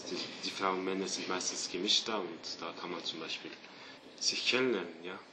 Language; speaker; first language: German; early bilingual, other home language; Turkish